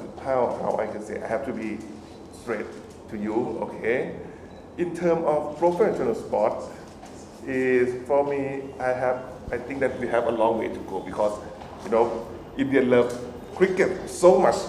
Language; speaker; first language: English; non-native, fluent; Thai